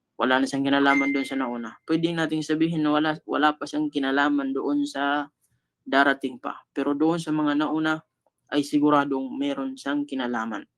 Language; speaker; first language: Filipino; non-native, local second language; Cebuano